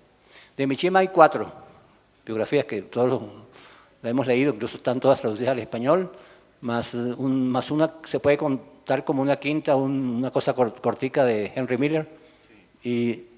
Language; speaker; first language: Spanish; native; Spanish